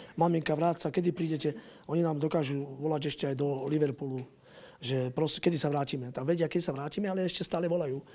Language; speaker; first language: Slovak; non-native, local second language; Romany